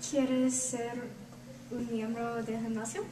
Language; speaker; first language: Spanish; non-native, learner; English